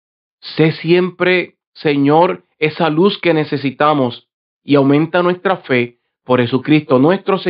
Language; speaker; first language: Spanish; native; Spanish